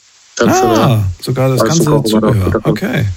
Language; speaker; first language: German; native; German